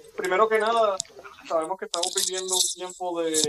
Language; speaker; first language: Spanish; native; Spanish